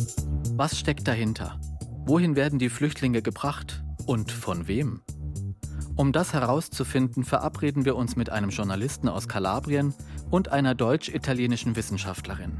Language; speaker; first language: German; native; German